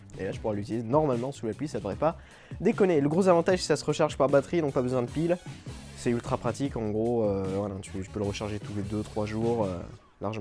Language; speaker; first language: French; native; French